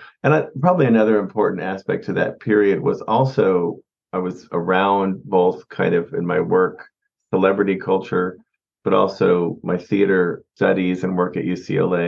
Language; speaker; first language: English; native; English